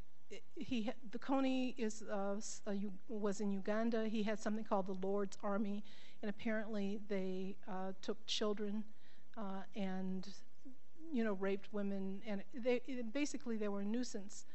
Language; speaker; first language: English; native; English